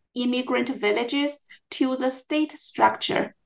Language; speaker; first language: English; non-native, fluent; Chinese